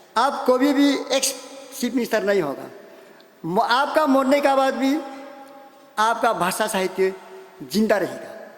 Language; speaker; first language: Hindi; non-native, local second language; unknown